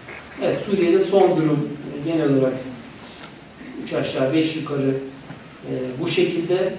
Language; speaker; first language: Turkish; native; Turkish